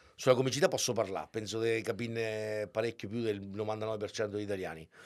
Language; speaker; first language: Italian; native; Italian